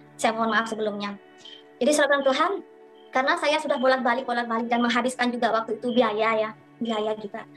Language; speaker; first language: Indonesian; non-native, local second language; Madurese